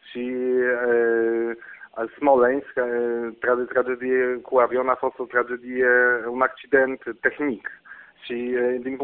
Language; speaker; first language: Romanian; non-native, fluent; Polish